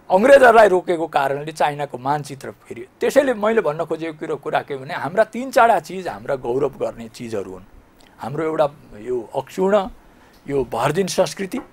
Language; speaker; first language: Nepali; native; Nepali